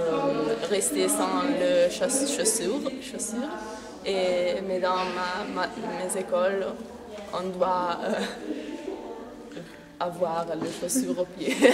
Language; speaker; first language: French; non-native, learner; Italian